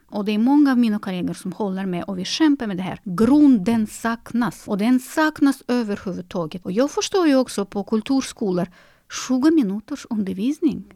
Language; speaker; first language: Swedish; non-native, fluent; Russian